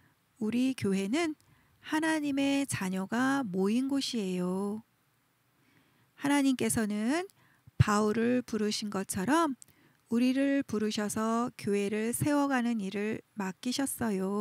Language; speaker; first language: Korean; native; Korean